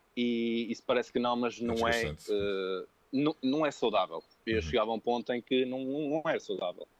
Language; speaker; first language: Portuguese; early bilingual, other home language; French